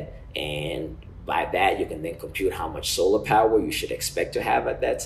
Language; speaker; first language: English; non-native, local second language; Ganda